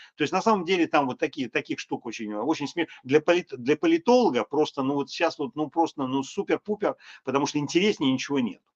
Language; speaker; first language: Russian; native; Russian